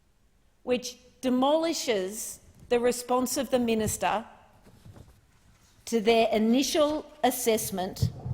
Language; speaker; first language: English; native; English